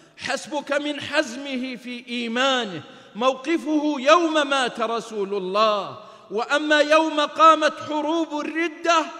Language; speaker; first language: Arabic; native; Arabic